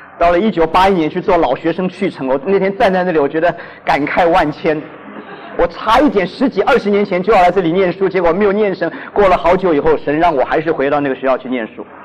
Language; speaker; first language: Chinese; non-native, local second language; Cantonese